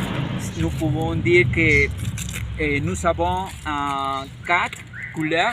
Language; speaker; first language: French; non-native, learner; Spanish